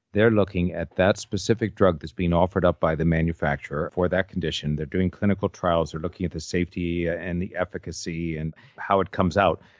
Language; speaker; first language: English; native; English